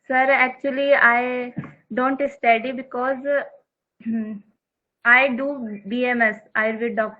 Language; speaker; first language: English; non-native, learner; Hindi